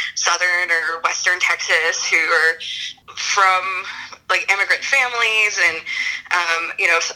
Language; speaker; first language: English; native; English